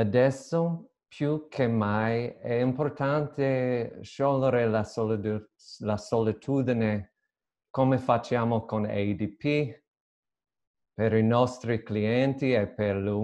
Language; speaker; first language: Italian; non-native, learner; English